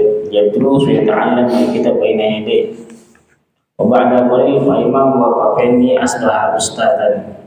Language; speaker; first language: Arabic; non-native, fluent; Indonesian